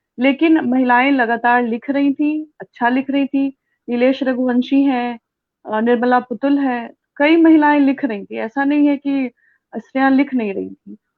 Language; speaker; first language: Hindi; native; Hindi